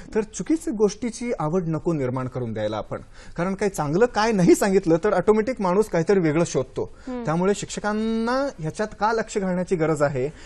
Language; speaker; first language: Marathi; non-native, local second language; Kannada